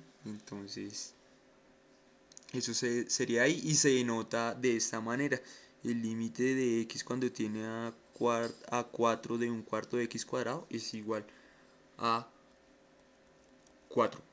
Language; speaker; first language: Spanish; native; Spanish